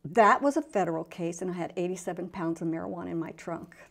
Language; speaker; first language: English; native; English